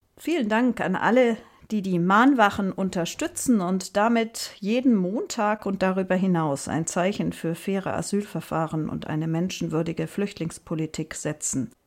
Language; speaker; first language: German; native; German